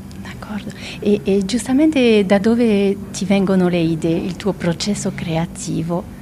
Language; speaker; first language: Italian; non-native, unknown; French